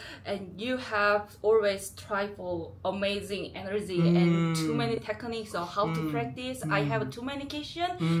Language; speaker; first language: English; non-native, learner; Korean